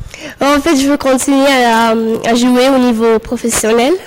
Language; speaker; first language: French; non-native, fluent; Arabic